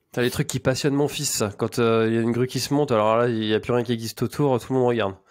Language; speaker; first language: French; native; French